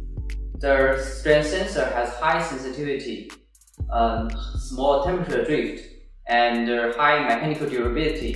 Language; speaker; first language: English; non-native, fluent; Chinese